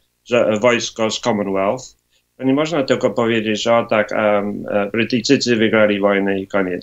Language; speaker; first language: Polish; early bilingual, heritage; Polish